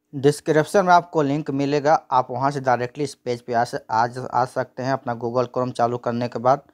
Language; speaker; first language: Hindi; native; Hindi